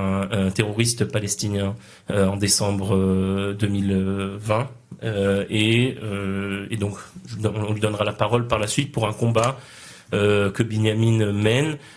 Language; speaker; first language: French; native; French